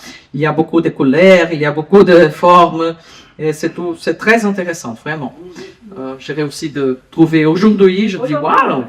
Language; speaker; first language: French; non-native, learner; Portuguese